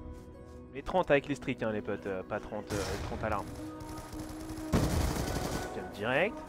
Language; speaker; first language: French; native; French